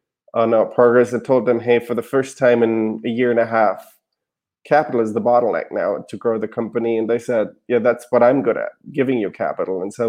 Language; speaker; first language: English; non-native, fluent; German